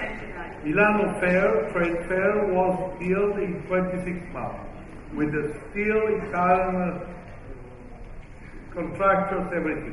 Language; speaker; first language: English; non-native, fluent; Italian